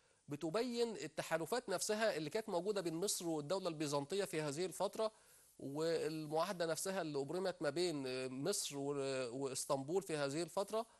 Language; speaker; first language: Arabic; native; Arabic